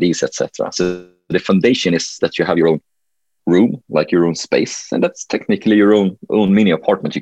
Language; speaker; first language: English; non-native, fluent; Swedish